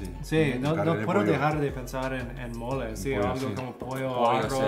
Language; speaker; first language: Spanish; non-native, fluent; English